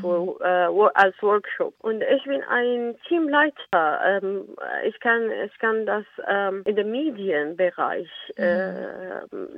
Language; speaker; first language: German; non-native, learner; Arabic